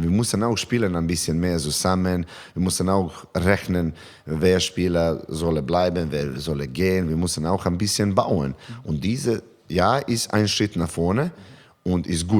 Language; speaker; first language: German; non-native, learner; Serbian